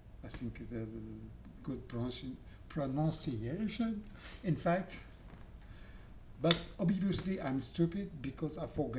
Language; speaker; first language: English; non-native, learner; French